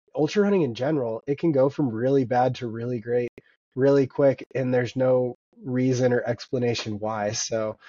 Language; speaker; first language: English; native; English